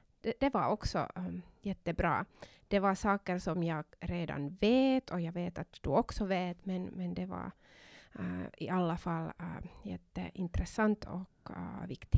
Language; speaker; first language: Swedish; non-native, local second language; Finnish